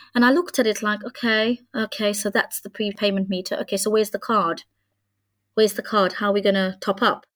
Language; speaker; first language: English; non-native, fluent; Hungarian